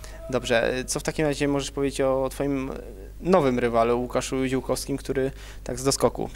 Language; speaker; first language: Polish; native; Polish